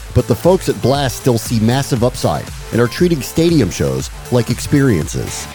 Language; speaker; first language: English; native; English